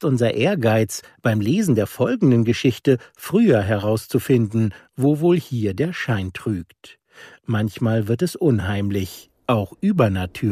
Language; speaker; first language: German; native; German